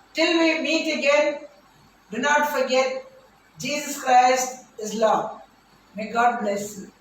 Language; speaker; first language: English; non-native, local second language; Tamil